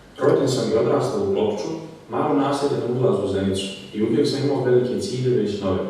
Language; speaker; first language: Bosnian; native; Bosnian